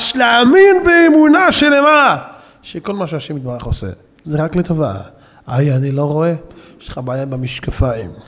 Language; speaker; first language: Hebrew; native; Hebrew